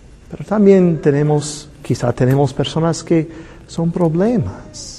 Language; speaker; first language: Spanish; non-native, fluent; English